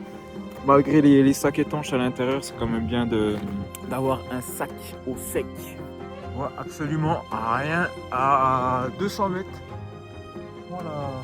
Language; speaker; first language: French; native; French